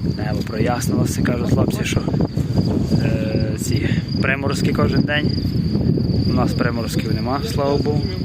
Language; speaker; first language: Ukrainian; native; Ukrainian